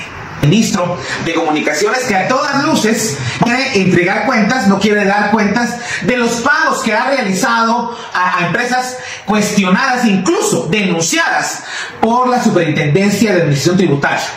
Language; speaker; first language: Spanish; native; Spanish